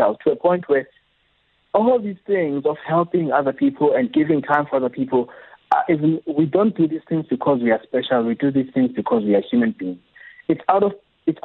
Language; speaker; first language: English; non-native, local second language; Xhosa